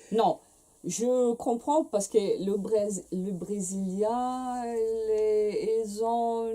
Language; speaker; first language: French; non-native, fluent; Portuguese